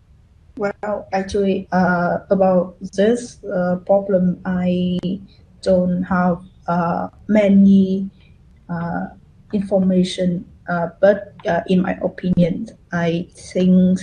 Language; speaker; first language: English; non-native, learner; Vietnamese